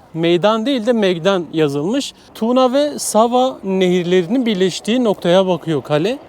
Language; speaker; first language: Turkish; native; Turkish